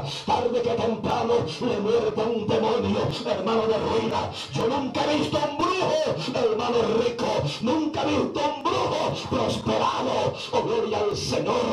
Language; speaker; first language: Spanish; native; Spanish